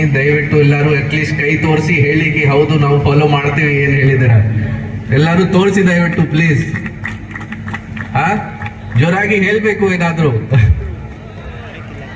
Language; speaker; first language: Kannada; non-native, local second language; Hindi